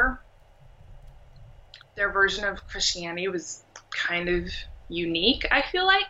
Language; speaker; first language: English; native; English